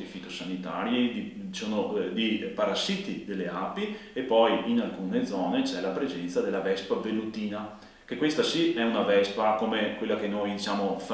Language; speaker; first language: Italian; native; Italian